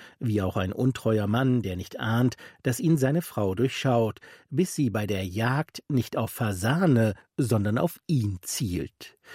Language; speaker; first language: German; native; German